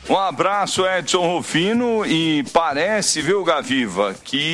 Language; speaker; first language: Portuguese; native; Portuguese